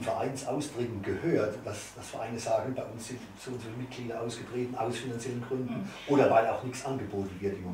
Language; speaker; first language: German; native; German